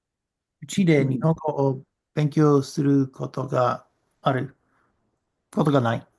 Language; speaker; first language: Japanese; non-native, learner; English